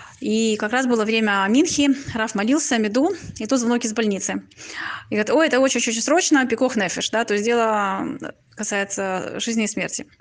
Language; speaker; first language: Russian; native; Russian